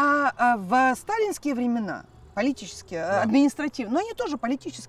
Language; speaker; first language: Russian; native; Russian